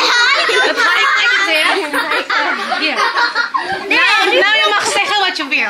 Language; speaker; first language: Dutch; non-native, learner; Indonesian